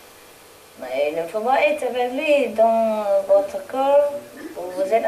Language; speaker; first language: French; non-native, learner; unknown